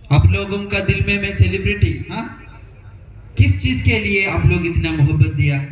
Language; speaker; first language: Urdu; non-native, local second language; Malayalam